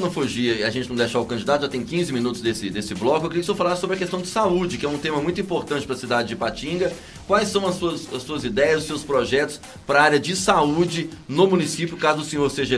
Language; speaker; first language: Portuguese; native; Portuguese